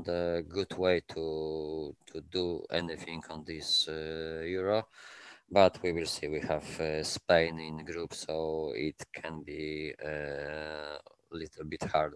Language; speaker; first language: English; non-native, learner; Polish